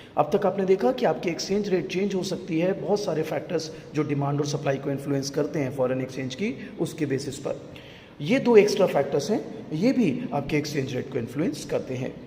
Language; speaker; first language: Hindi; native; Hindi